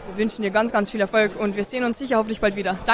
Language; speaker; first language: German; native; German